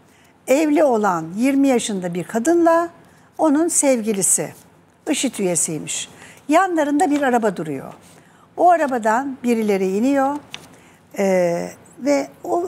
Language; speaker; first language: Turkish; native; Turkish